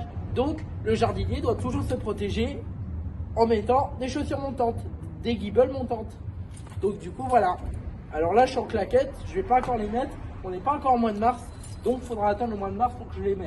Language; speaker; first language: French; native; French